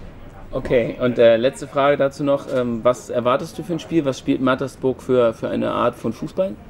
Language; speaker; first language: German; native; German